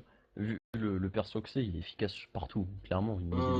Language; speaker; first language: French; native; French